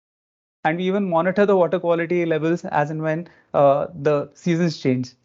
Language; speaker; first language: English; non-native, local second language; Marathi